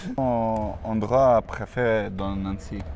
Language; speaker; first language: French; non-native, learner; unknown